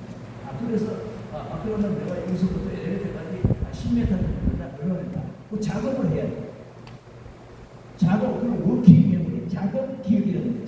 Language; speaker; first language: Korean; native; Korean